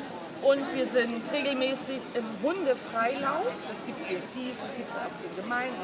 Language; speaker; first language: German; native; German